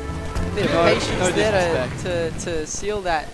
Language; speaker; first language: English; native; English